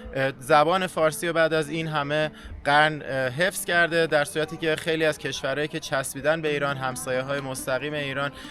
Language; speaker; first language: Persian; native; Persian